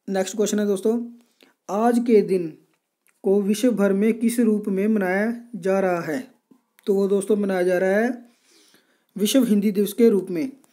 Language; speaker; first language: Hindi; non-native, local second language; Punjabi